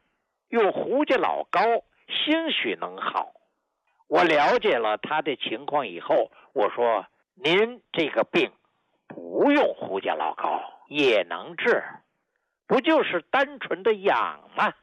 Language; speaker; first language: Chinese; native; Chinese